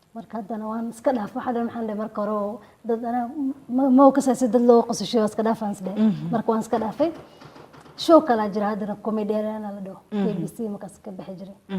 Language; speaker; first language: Somali; early bilingual, heritage; Somali